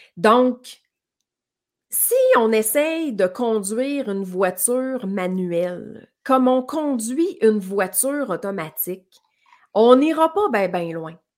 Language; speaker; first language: French; native; French